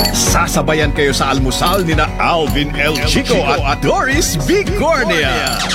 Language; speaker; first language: Filipino; native; Filipino